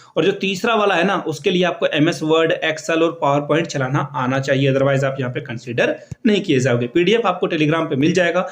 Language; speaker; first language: Hindi; native; Hindi